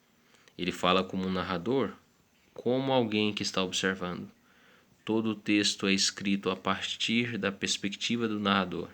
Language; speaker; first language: Portuguese; native; Portuguese